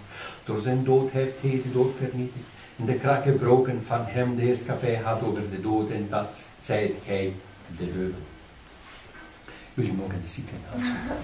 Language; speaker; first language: Dutch; non-native, fluent; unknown